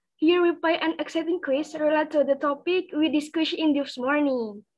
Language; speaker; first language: English; non-native, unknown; Indonesian